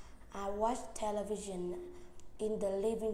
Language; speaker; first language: English; non-native, learner; Vietnamese